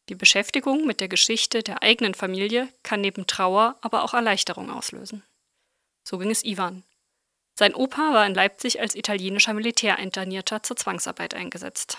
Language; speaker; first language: German; native; German